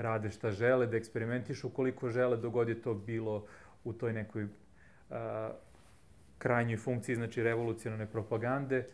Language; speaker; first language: Serbian; native; Serbian